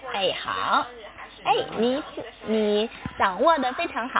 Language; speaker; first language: Chinese; native; Chinese